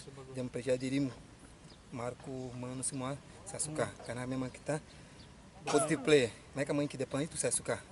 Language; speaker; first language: Indonesian; non-native, fluent; Portuguese